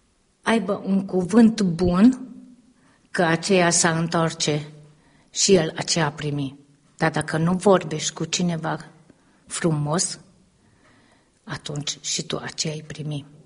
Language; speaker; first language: Romanian; early bilingual, heritage; Romanian